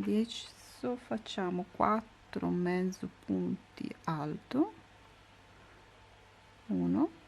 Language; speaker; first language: Italian; non-native, learner; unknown